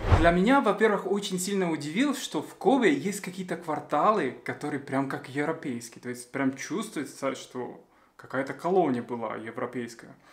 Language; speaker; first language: Russian; non-native, fluent; Spanish